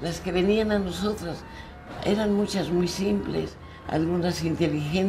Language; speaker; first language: Spanish; native; Spanish